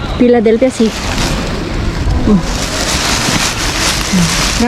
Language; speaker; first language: Spanish; non-native, learner; Filipino